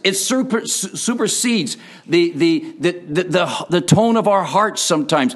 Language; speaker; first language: English; native; English